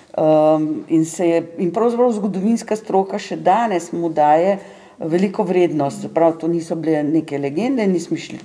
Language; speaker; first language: Slovenian; native; Slovenian